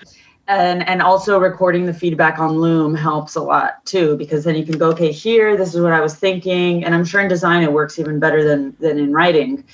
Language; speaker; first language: English; native; English